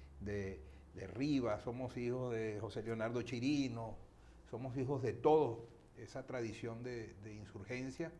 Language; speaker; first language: Spanish; native; Spanish